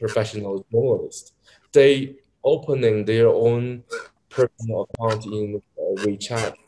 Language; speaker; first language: English; non-native, learner; Chinese